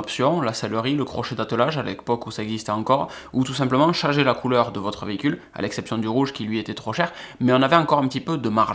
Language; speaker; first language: French; native; French